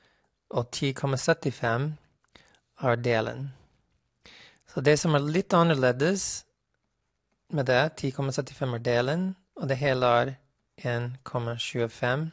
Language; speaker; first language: Norwegian; non-native, fluent; English